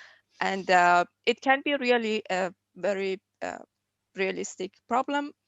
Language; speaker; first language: English; non-native, fluent; Persian